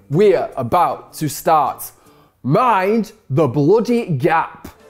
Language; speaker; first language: English; native; English